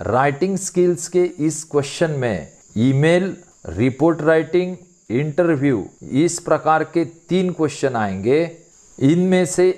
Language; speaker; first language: Hindi; non-native, local second language; Marathi